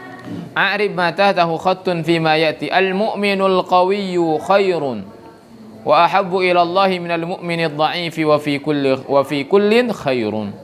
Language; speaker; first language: Arabic; non-native, fluent; Indonesian